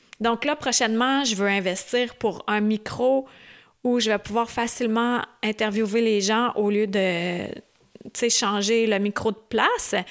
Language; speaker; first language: French; native; French